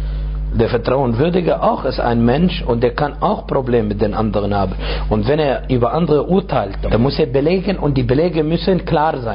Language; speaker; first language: German; non-native, fluent; Arabic